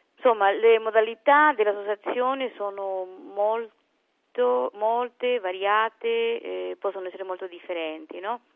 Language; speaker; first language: Italian; non-native, fluent; Spanish